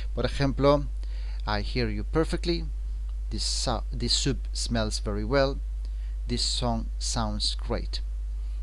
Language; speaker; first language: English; non-native, fluent; Spanish